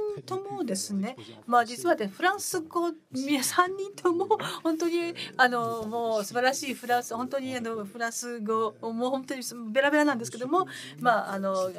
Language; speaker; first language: Japanese; non-native, fluent; French